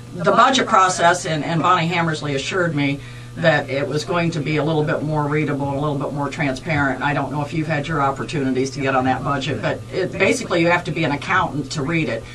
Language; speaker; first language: English; native; English